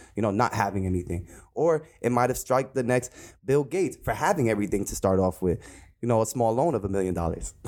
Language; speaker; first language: English; native; English